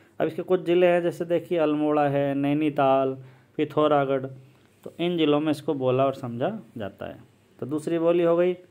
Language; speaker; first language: Hindi; native; Hindi